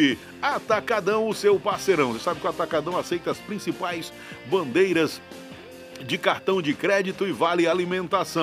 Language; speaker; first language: Portuguese; native; Portuguese